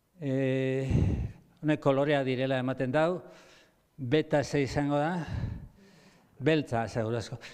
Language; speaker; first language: Basque; native; Basque